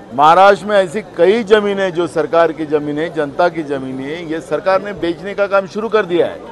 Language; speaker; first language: Hindi; non-native, local second language; Marathi